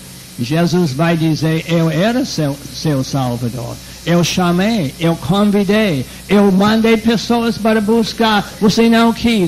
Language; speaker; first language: Portuguese; non-native, fluent; English